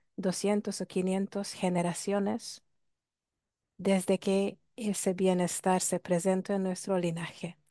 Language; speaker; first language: Spanish; non-native, fluent; Hungarian